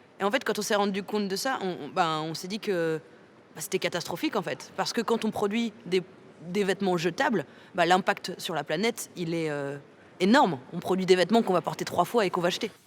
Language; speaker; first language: French; native; French